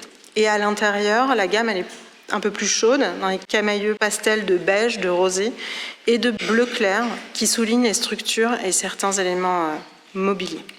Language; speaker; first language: French; native; French